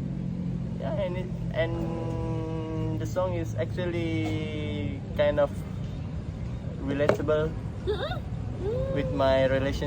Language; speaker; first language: English; non-native, fluent; Indonesian